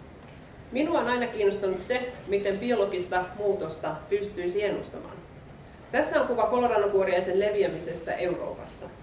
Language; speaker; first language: Finnish; native; Finnish